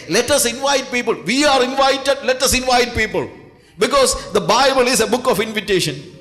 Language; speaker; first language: English; non-native, local second language; Malayalam